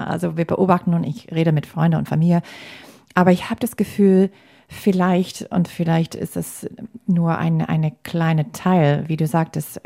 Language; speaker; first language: German; non-native, fluent; English